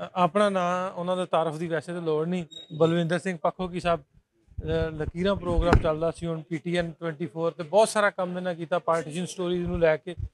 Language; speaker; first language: Punjabi; native; Punjabi